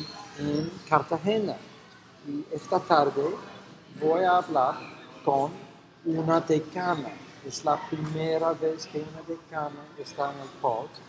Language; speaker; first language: Spanish; non-native, fluent; English